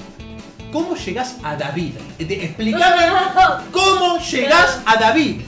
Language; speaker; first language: Spanish; native; Spanish